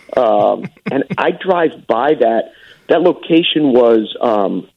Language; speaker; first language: English; native; English